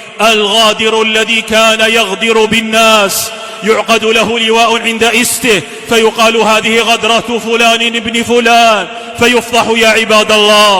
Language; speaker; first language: Arabic; native; Arabic